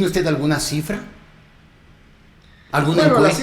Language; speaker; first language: Spanish; native; Spanish